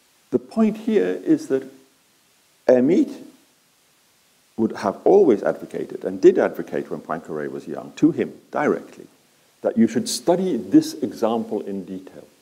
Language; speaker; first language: English; native; English